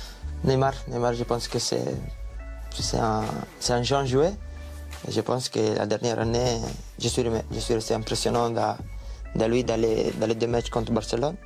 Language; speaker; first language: French; non-native, learner; Italian